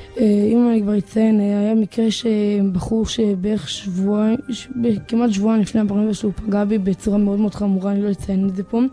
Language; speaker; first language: Hebrew; native; Hebrew